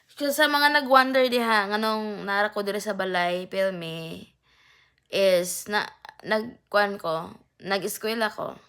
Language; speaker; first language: Cebuano; native; Cebuano